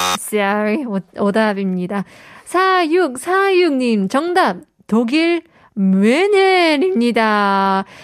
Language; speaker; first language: Korean; native; Korean